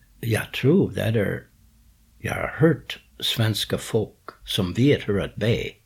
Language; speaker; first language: Swedish; non-native, fluent; English